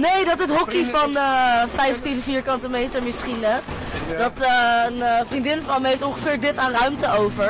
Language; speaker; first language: Dutch; native; Dutch